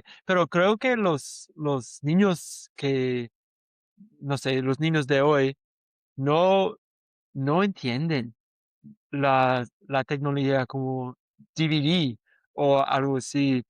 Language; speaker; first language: Spanish; non-native, learner; English